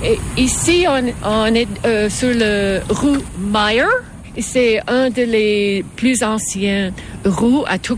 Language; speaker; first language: French; non-native, fluent; English